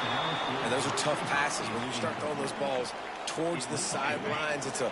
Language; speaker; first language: English; native; English